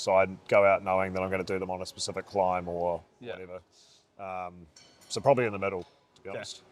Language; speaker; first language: English; native; English